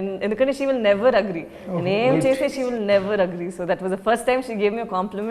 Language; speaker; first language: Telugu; non-native, learner; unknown